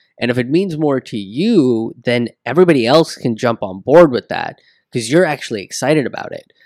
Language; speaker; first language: English; early bilingual, other home language; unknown